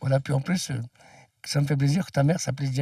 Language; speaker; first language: French; early bilingual, other home language; Arabic